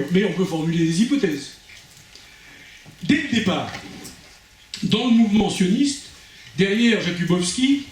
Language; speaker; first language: French; native; French